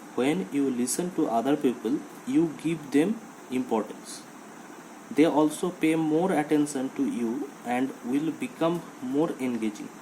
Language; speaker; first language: English; non-native, local second language; Bangla